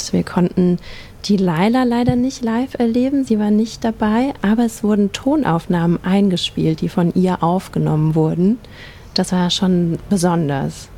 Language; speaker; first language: German; native; German